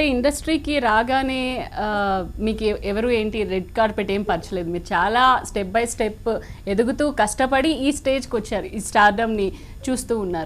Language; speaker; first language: Telugu; native; Telugu